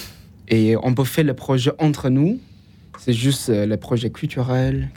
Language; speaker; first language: French; non-native, fluent; Chinese